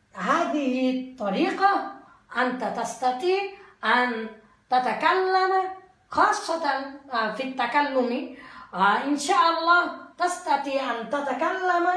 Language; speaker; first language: Arabic; non-native, learner; Bangla